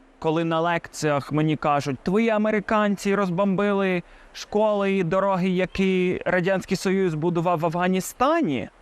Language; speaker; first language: Ukrainian; non-native, fluent; English